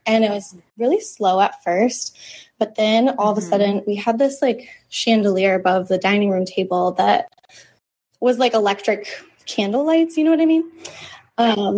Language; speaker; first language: English; native; English